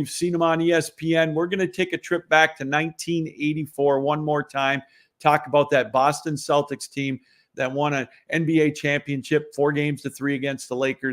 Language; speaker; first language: English; native; English